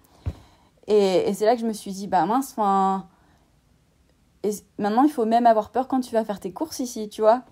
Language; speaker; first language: French; native; French